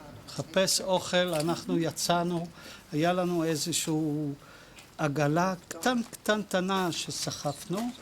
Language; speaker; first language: Hebrew; non-native, fluent; Dutch